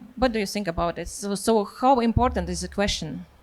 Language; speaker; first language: English; non-native, learner; Latvian